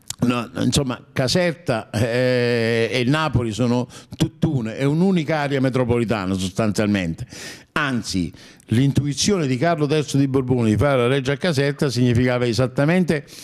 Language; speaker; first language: Italian; native; Italian